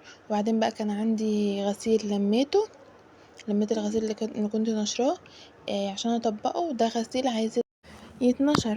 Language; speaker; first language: Arabic; native; Arabic